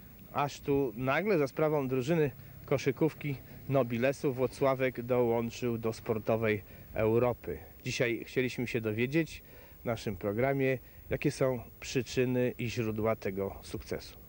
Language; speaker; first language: Polish; native; Polish